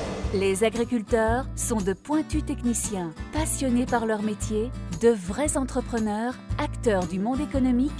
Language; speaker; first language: French; native; French